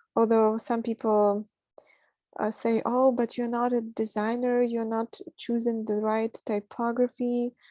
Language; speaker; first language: English; non-native, fluent; Ukrainian